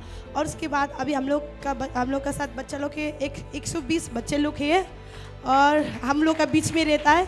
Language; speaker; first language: Hindi; non-native, local second language; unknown